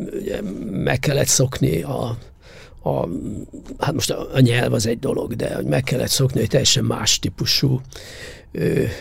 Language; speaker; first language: Hungarian; native; Hungarian